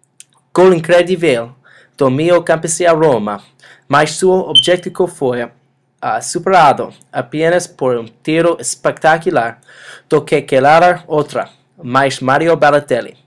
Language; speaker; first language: Portuguese; non-native, learner; English